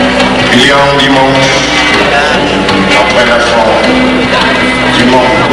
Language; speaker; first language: French; non-native, learner; Portuguese